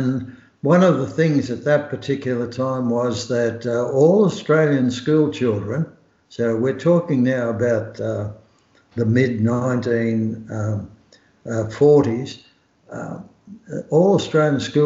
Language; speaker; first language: English; native; English